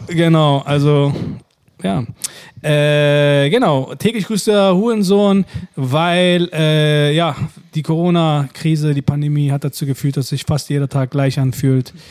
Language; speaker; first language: German; early bilingual, other home language; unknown